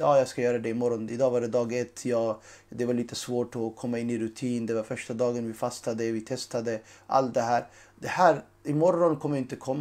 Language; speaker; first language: Swedish; non-native, fluent; Urdu